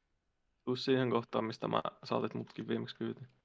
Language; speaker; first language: Finnish; native; Finnish